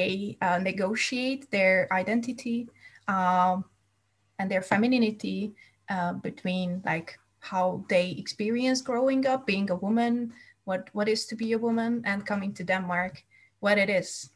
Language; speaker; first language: English; non-native, fluent; Hungarian